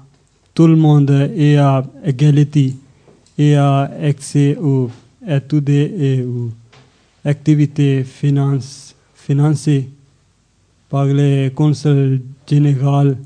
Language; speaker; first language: French; non-native, learner; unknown